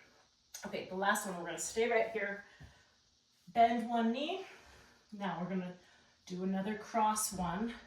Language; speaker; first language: English; native; English